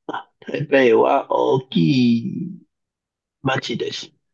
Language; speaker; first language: Japanese; non-native, learner; Chinese